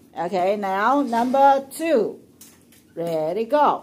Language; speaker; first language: English; non-native, fluent; Chinese